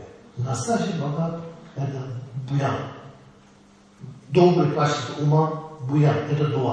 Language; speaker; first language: Russian; non-native, learner; Tibetan